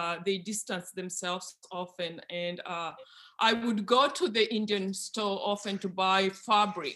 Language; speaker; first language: English; non-native, local second language; Luyia